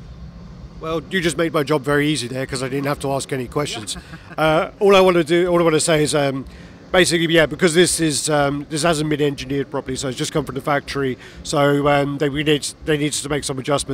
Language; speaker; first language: English; native; English